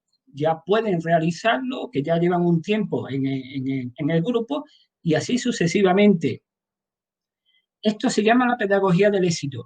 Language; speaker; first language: Spanish; native; Spanish